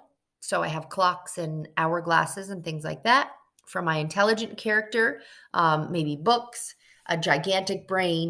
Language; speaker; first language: English; native; English